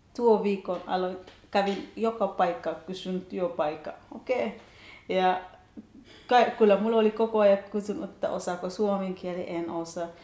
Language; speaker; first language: Finnish; non-native, fluent; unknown